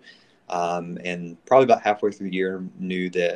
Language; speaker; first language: English; native; English